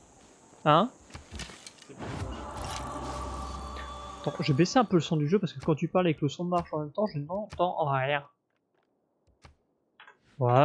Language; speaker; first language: French; native; French